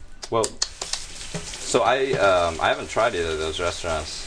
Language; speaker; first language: English; native; English